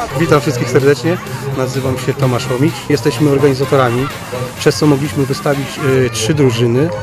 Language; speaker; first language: Polish; native; Polish